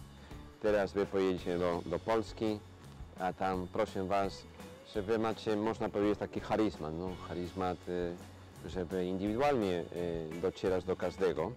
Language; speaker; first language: Polish; non-native, fluent; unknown